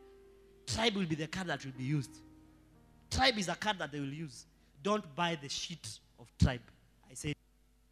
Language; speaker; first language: English; non-native, local second language; Swahili